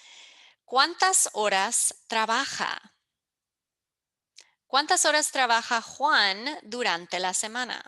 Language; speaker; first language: Spanish; early bilingual, heritage; English